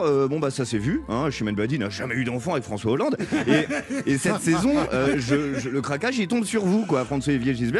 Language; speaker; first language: French; native; French